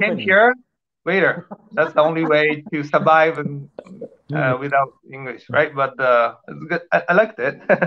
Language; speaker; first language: English; non-native, fluent; Japanese